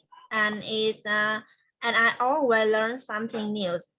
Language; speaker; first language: English; non-native, learner; Vietnamese